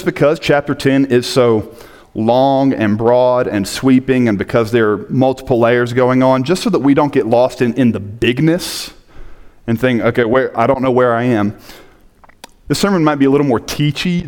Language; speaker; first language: English; native; English